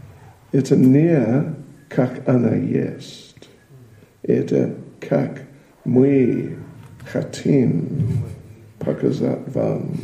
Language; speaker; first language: Russian; non-native, learner; English